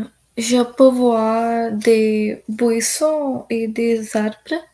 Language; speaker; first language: French; non-native, learner; Hindi